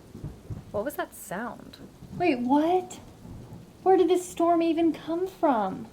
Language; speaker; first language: English; native; English